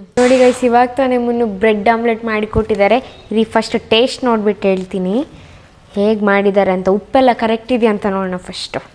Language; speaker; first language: Kannada; non-native, local second language; Tulu